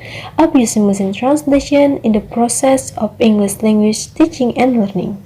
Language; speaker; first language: English; non-native, learner; Indonesian